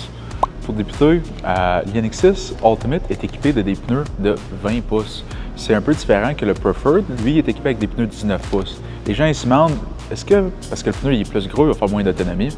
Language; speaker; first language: French; native; French